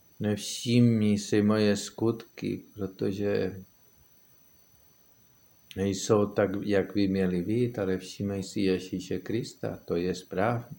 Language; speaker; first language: Czech; non-native, fluent; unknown